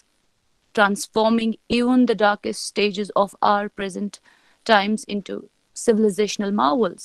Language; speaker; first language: English; non-native, local second language; Kashmiri